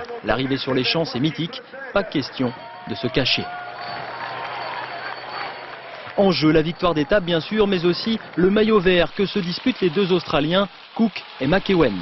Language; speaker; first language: French; native; French